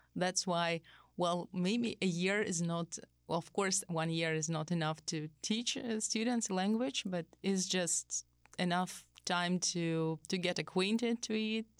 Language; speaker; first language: English; non-native, fluent; Russian